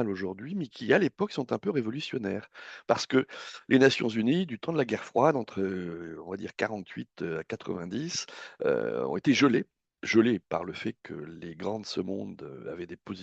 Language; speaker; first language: French; native; French